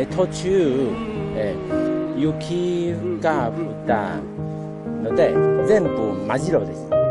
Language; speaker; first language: Japanese; non-native, learner; Chinese